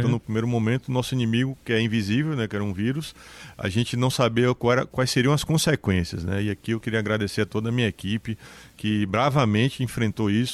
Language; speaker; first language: Portuguese; native; Portuguese